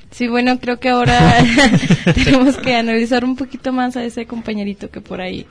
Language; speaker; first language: Spanish; native; Spanish